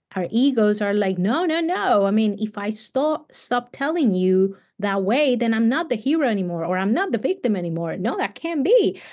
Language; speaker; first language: English; non-native, fluent; Spanish